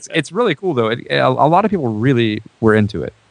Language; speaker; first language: English; native; English